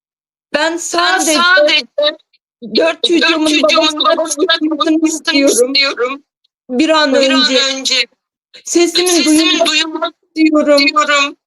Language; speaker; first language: Turkish; non-native, learner; Turkmen